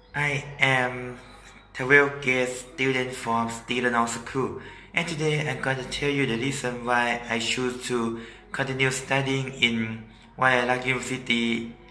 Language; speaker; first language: English; non-native, learner; Thai